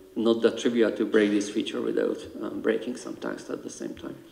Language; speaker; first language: English; non-native, fluent; Hungarian